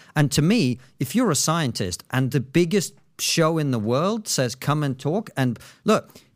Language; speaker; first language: English; non-native, fluent; Russian